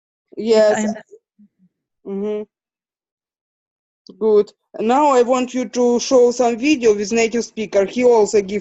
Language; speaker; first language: English; non-native, fluent; Russian